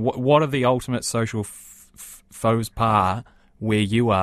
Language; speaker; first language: English; native; English